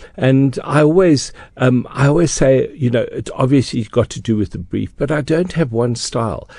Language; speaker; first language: English; native; English